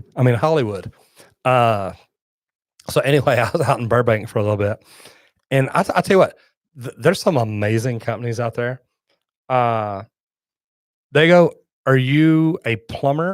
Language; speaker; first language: English; native; English